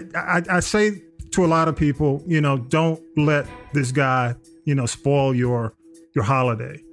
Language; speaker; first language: English; native; English